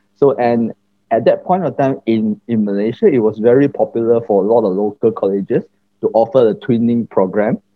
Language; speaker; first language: English; non-native, local second language; Chinese